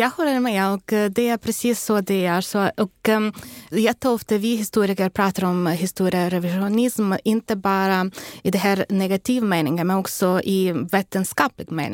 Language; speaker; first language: Swedish; non-native, fluent; Ukrainian